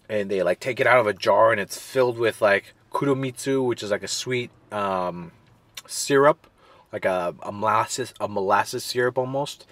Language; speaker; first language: English; native; English